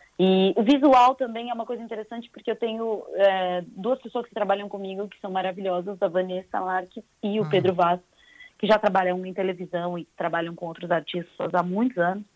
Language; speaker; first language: Portuguese; native; Portuguese